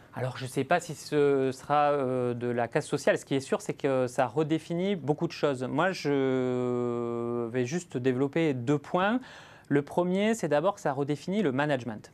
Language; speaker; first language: French; native; French